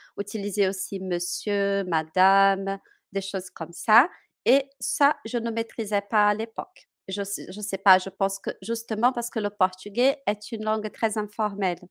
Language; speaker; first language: French; non-native, fluent; Portuguese